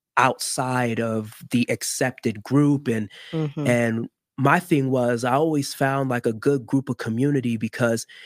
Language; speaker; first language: English; early bilingual, other home language; Haitian Creole